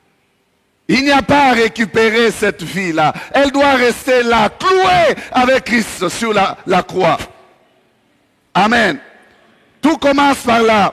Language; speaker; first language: French; non-native, local second language; Swahili